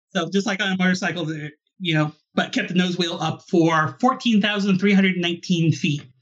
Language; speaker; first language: English; native; English